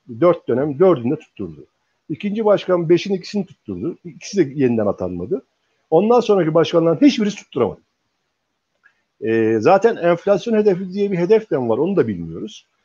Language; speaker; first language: Turkish; native; Turkish